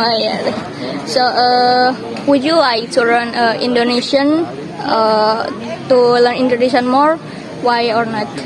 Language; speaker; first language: English; non-native, learner; Indonesian